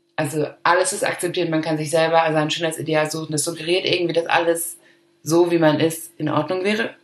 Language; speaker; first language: German; early bilingual, other home language; Arabic